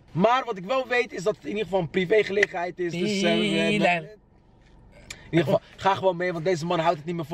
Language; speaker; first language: Dutch; native; Dutch